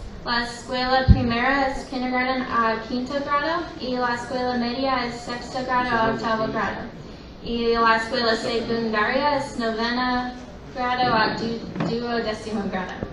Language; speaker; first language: Spanish; non-native, learner; English